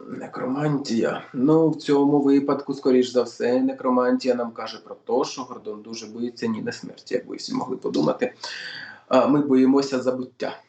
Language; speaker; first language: Ukrainian; non-native, local second language; Russian